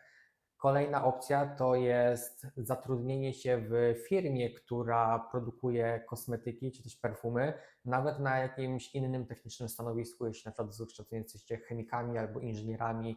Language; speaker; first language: Polish; native; Polish